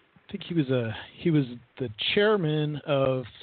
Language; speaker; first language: English; native; English